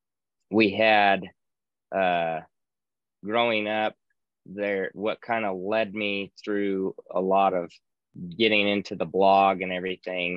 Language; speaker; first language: English; native; English